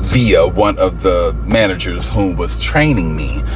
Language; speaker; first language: English; native; English